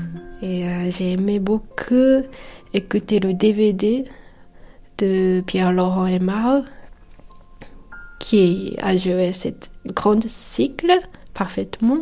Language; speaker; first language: French; non-native, fluent; Japanese